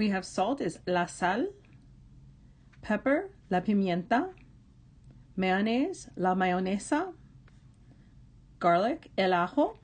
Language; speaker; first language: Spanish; non-native, fluent; English